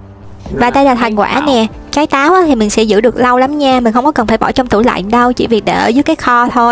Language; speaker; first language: Vietnamese; native; Vietnamese